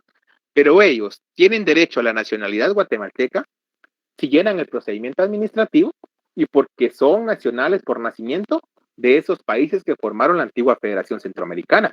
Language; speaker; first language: Spanish; native; Spanish